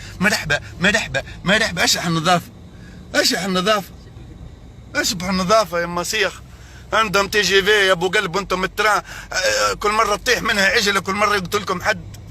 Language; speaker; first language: Arabic; native; Arabic